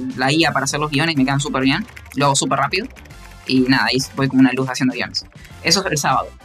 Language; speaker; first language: Spanish; native; Spanish